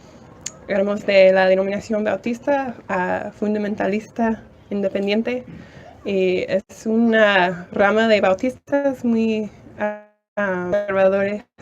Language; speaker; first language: Spanish; non-native, fluent; English